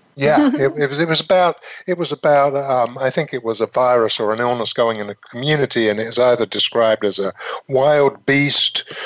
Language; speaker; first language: English; native; English